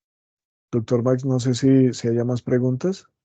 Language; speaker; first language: Spanish; native; Spanish